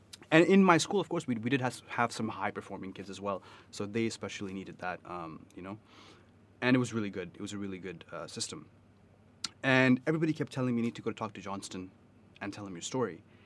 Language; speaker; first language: English; early bilingual, other home language; Urdu